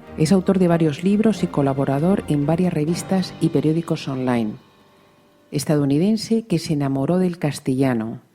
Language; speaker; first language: Spanish; native; Spanish